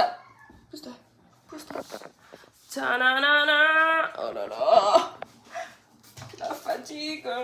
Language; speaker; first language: French; native; French